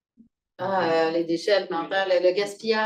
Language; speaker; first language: French; native; French